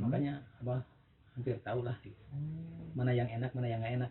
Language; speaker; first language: Indonesian; non-native, local second language; Sundanese